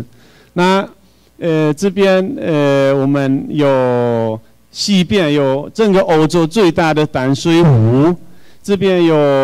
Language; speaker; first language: Chinese; non-native, fluent; Hungarian